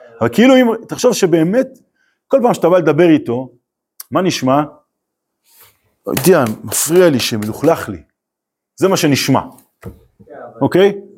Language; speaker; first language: Hebrew; native; Hebrew